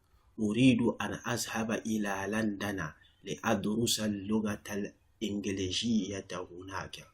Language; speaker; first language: Arabic; non-native, fluent; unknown